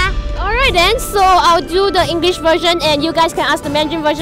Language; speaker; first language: English; native; English